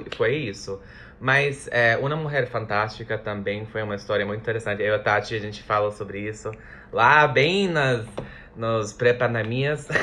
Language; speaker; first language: Portuguese; non-native, fluent; English